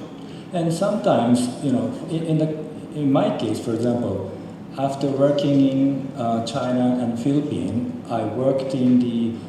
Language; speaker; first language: English; non-native, fluent; Japanese